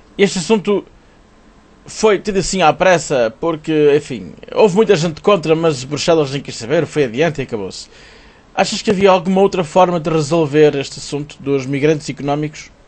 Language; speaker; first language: Portuguese; native; Portuguese